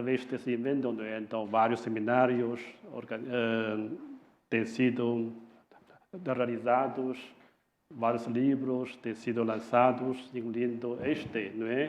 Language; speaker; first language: Portuguese; non-native, fluent; Chinese